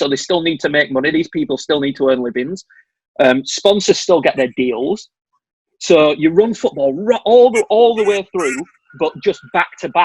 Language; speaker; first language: English; native; English